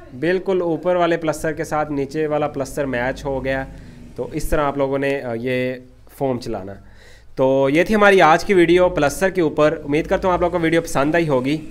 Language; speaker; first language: Urdu; non-native, local second language; Punjabi